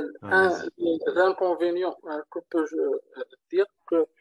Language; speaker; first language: French; non-native, learner; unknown